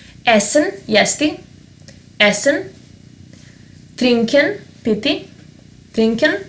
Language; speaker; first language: German; non-native, fluent; Serbian